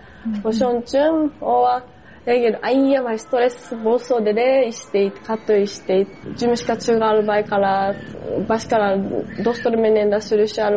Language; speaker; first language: Kyrgyz; non-native, fluent; Japanese